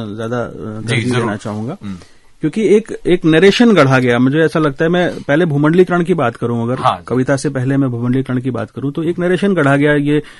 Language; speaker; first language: Hindi; native; Hindi